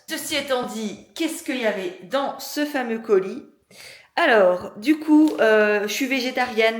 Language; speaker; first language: French; native; French